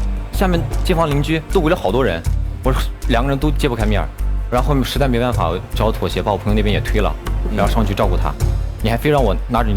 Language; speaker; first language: Chinese; native; Chinese